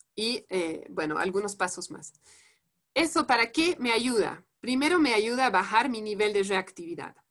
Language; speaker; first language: Spanish; non-native, fluent; French